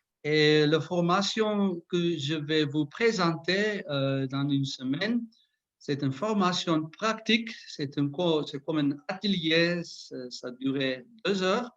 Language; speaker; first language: French; non-native, learner; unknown